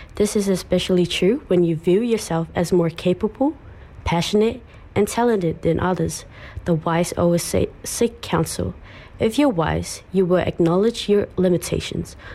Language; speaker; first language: English; early bilingual, other home language; Samoan